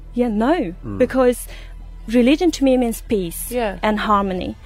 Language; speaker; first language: English; non-native, fluent; Persian